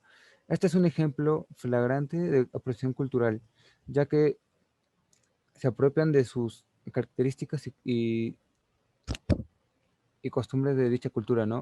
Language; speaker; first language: Spanish; native; Spanish